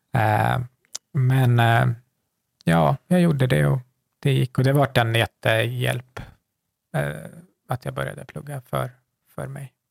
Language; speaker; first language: Swedish; early bilingual, other home language; Kurdish